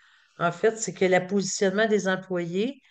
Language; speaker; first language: French; native; French